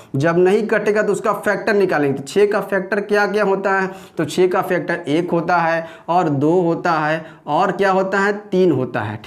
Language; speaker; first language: Hindi; native; Hindi